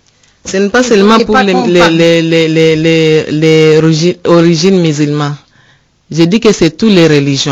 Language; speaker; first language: French; non-native, learner; Rundi